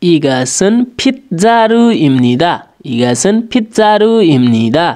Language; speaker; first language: Korean; non-native, learner; Nepali